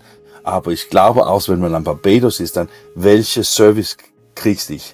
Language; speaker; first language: German; non-native, learner; Danish